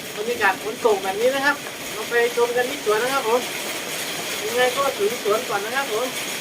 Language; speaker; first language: Thai; native; Thai